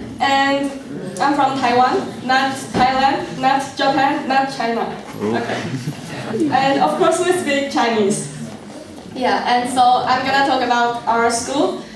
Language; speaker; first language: English; non-native, learner; Chinese